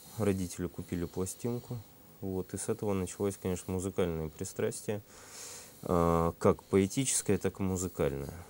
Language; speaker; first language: Russian; native; Russian